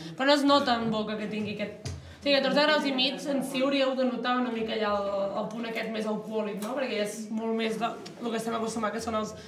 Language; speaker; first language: Catalan; native; Catalan